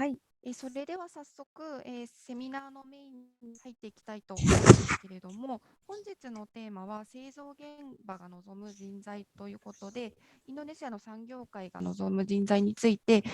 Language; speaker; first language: Japanese; native; Japanese